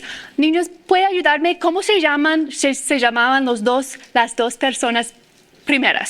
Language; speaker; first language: Spanish; non-native, fluent; English